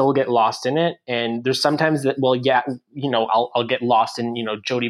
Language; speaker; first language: English; non-native, fluent; French